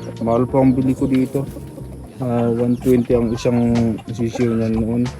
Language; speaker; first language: Filipino; non-native, local second language; Bikol